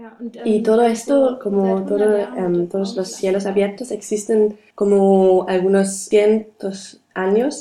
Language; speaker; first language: Spanish; non-native, learner; German